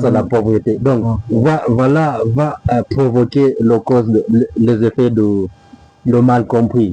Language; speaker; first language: French; non-native, learner; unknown